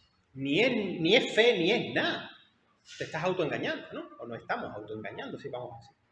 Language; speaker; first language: Spanish; native; Spanish